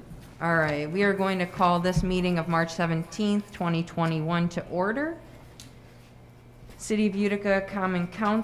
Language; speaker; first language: English; native; English